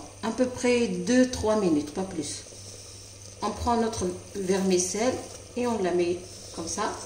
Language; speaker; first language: French; non-native, local second language; Arabic